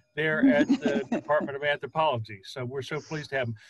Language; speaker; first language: English; native; English